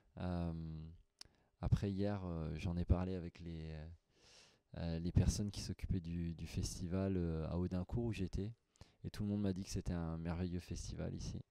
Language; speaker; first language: French; native; French